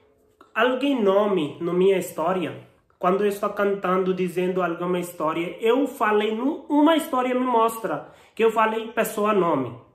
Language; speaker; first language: Portuguese; non-native, learner; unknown